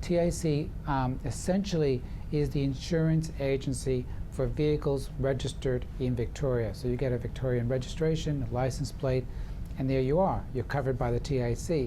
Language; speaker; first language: English; native; English